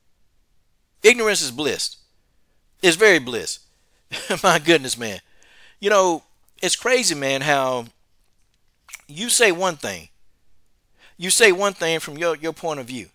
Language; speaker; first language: English; native; English